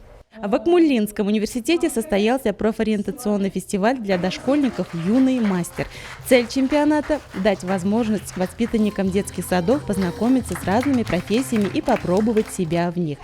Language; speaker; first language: Russian; native; Russian